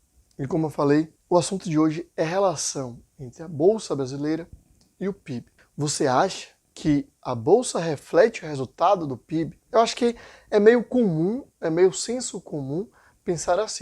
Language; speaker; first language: Portuguese; native; Portuguese